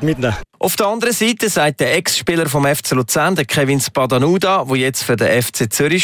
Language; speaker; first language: German; native; German